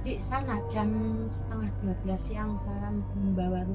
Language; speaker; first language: Indonesian; non-native, local second language; Javanese